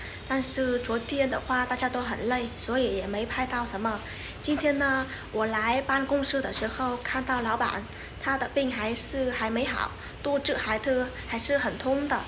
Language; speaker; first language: Chinese; non-native, fluent; Vietnamese